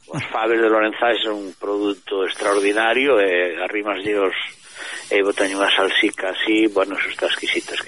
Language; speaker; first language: Galician; native; Galician